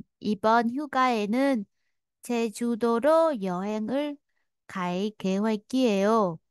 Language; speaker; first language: Korean; non-native, fluent; Vietnamese